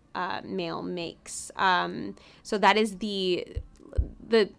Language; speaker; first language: English; early bilingual, other home language; Spanish